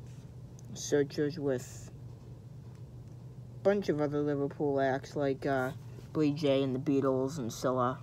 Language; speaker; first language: English; native; English